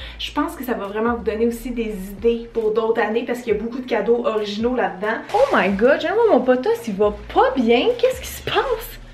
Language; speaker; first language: French; native; French